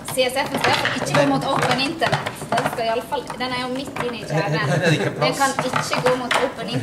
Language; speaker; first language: Norwegian; native; Norwegian